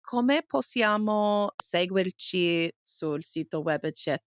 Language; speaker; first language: Italian; non-native, learner; English